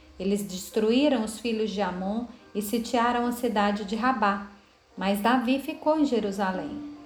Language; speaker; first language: Portuguese; native; Portuguese